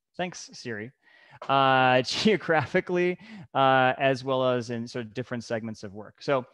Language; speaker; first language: English; native; English